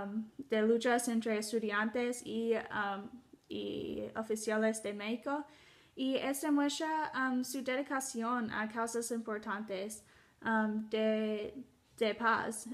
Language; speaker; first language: Spanish; non-native, learner; English